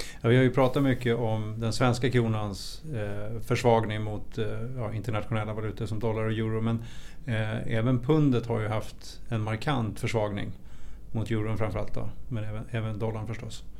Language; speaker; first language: Swedish; native; Swedish